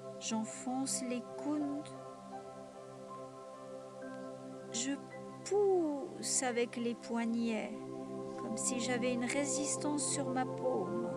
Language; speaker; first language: French; native; French